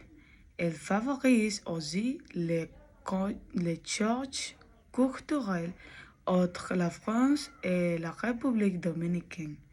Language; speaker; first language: French; non-native, learner; Spanish